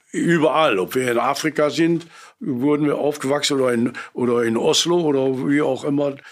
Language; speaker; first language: German; native; German